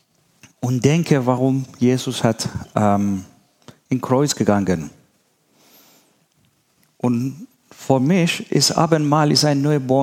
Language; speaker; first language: German; non-native, learner; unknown